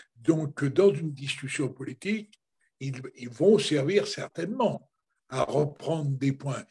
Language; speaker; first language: French; native; French